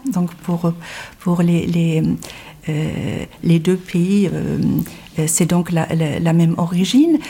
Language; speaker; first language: French; non-native, fluent; German